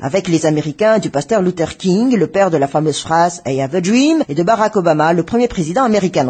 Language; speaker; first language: French; non-native, local second language; Malagasy